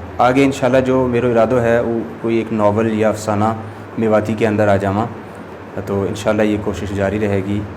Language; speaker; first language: Urdu; non-native, local second language; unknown